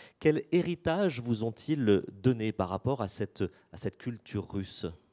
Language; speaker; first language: French; native; French